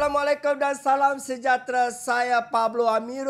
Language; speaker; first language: Malay; native; Malay